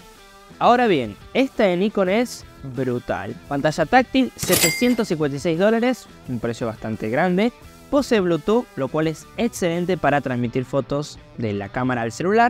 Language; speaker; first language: Spanish; native; Spanish